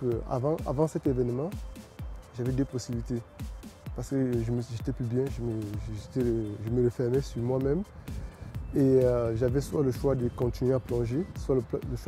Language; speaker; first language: French; non-native, local second language; Kinyarwanda